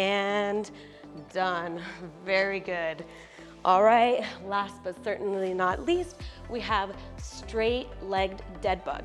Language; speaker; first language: English; native; English